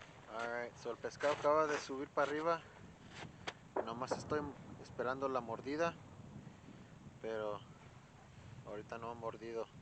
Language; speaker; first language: Spanish; early bilingual, heritage; Spanish